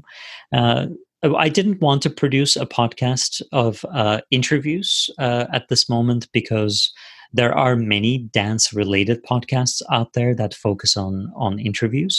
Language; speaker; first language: English; non-native, fluent; Turkish